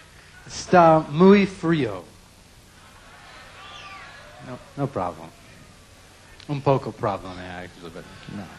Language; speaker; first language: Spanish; non-native, learner; English